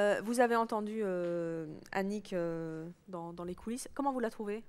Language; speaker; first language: French; native; French